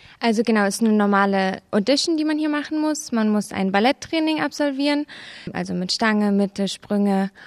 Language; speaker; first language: German; native; German